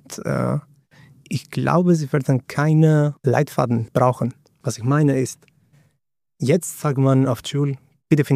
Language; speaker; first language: German; non-native, fluent; Greek